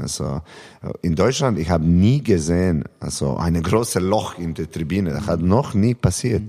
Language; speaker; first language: German; non-native, learner; Serbian